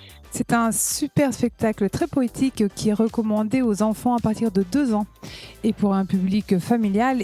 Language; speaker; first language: French; native; French